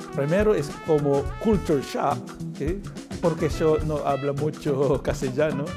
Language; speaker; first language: Spanish; non-native, learner; Filipino